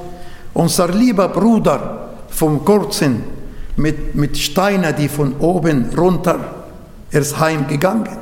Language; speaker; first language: German; non-native, learner; Arabic